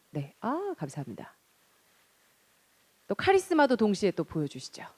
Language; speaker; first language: Korean; native; Korean